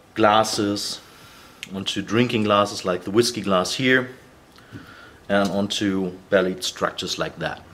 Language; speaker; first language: English; non-native, fluent; German